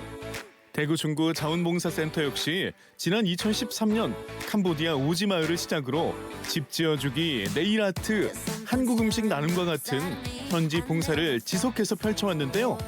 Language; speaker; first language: Korean; native; Korean